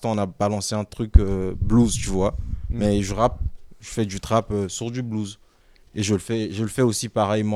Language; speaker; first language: French; non-native, local second language; Lingala